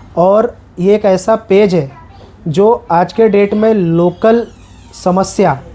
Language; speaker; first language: Hindi; non-native, local second language; Marathi